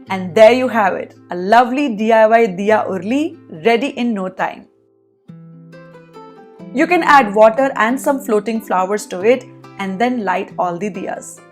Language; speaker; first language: English; non-native, local second language; Hindi